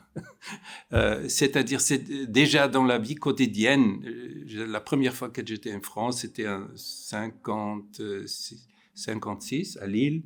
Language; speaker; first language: French; non-native, fluent; German